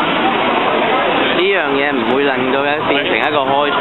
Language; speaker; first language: Cantonese; native; Cantonese